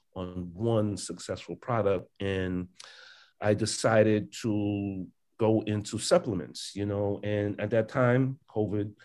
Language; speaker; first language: English; early bilingual, other home language; Haitian Creole